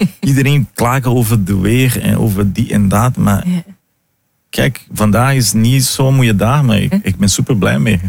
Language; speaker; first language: Dutch; non-native, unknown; Portuguese